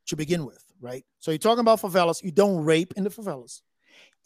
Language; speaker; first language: English; non-native, fluent; Portuguese